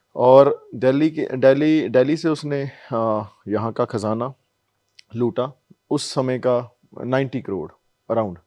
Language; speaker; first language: Hindi; non-native, local second language; Punjabi